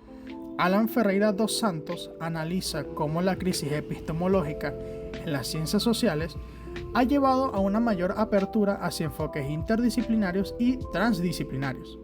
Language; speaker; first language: Spanish; native; Spanish